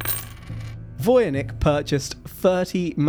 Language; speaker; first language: English; native; English